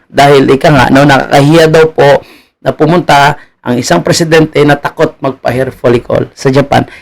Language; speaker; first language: Filipino; native; Filipino